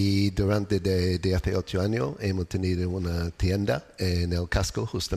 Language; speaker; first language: Spanish; non-native, learner; English